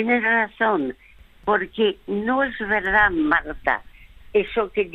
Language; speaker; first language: Spanish; early bilingual, other home language; French